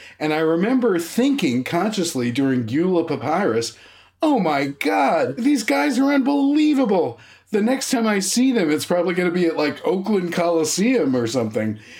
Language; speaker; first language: English; native; English